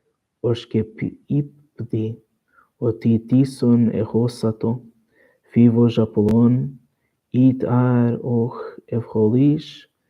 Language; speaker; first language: Greek; non-native, learner; Portuguese